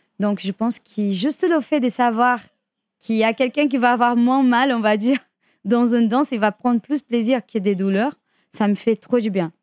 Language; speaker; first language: French; non-native, fluent; Portuguese